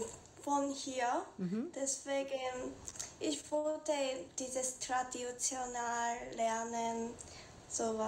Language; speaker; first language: German; non-native, learner; Korean